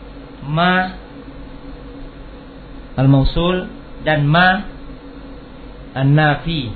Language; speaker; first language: Arabic; non-native, fluent; Indonesian